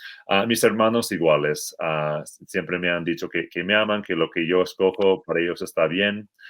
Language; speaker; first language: Spanish; non-native, fluent; English